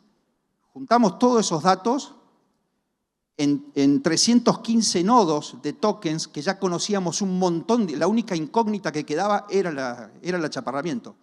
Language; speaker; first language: Spanish; native; Spanish